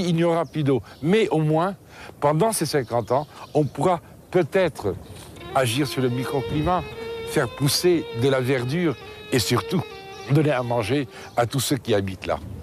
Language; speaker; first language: French; native; French